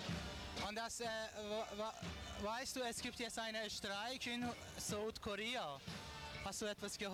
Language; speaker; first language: German; non-native, learner; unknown